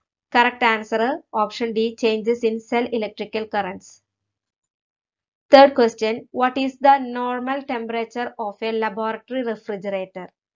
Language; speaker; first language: English; non-native, local second language; Malayalam